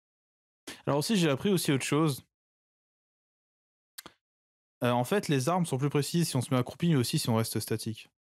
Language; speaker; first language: French; native; French